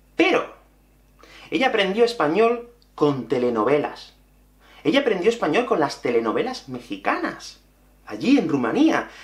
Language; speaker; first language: Spanish; native; Spanish